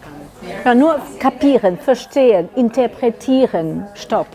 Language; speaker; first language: German; non-native, learner; Catalan